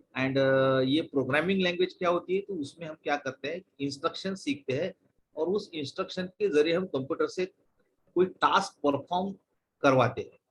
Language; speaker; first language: Hindi; non-native, local second language; Marathi